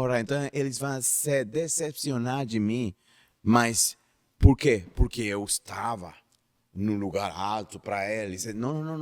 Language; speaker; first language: Portuguese; non-native, learner; Spanish